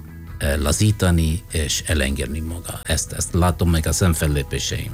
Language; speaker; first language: Hungarian; non-native, learner; Italian